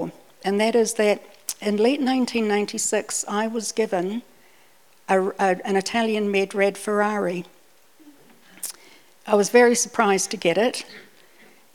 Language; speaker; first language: English; native; English